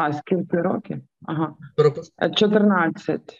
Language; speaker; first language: Ukrainian; non-native, local second language; Russian